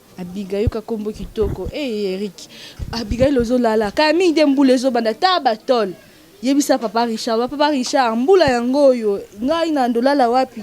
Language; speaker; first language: Lingala; native; Lingala